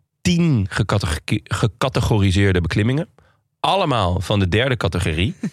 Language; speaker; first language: Dutch; native; Dutch